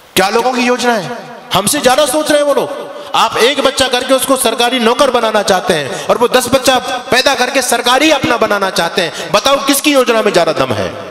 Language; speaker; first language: Hindi; native; Hindi